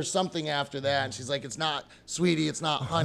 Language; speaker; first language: English; native; English